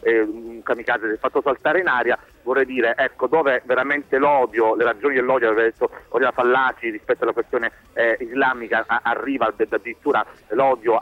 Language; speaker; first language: Italian; native; Italian